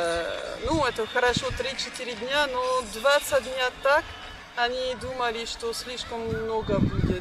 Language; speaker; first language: Russian; non-native, learner; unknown